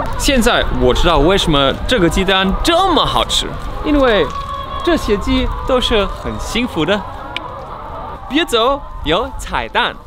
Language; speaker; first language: Chinese; non-native, fluent; German